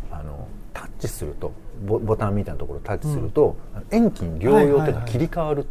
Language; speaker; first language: Japanese; native; Japanese